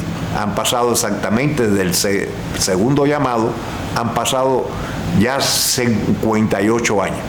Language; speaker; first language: Spanish; native; Spanish